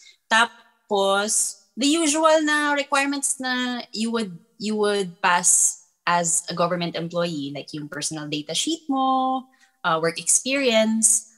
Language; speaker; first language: English; non-native, local second language; Filipino